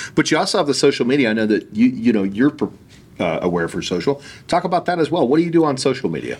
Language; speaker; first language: English; native; English